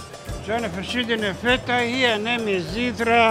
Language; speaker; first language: German; non-native, learner; Greek